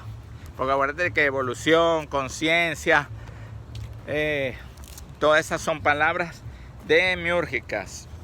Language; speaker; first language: Spanish; native; Spanish